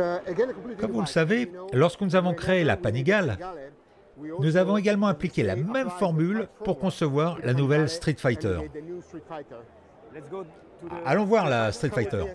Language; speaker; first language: French; native; French